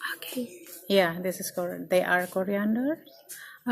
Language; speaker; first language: English; non-native, learner; Indonesian